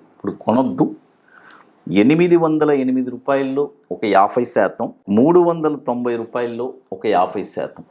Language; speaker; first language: Telugu; native; Telugu